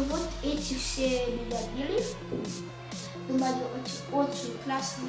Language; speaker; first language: Russian; early bilingual, heritage; Russian